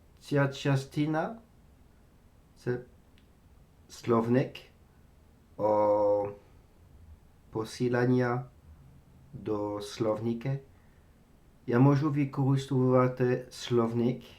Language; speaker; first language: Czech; non-native, learner; French